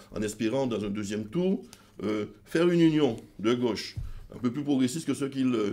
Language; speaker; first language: French; native; French